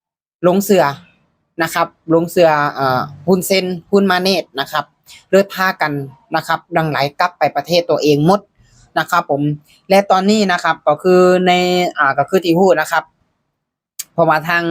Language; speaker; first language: Thai; non-native, local second language; Lao